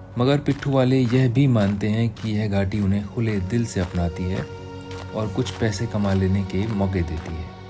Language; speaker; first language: Hindi; native; Hindi